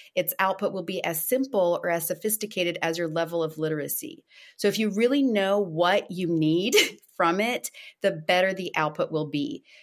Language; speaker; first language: English; non-native, fluent; Portuguese